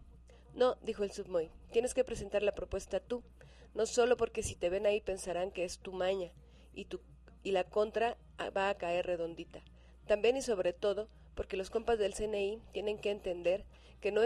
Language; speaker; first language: Spanish; native; Spanish